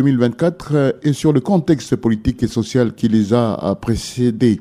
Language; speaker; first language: French; native; French